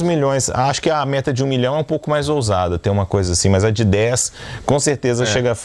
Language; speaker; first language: Portuguese; native; Portuguese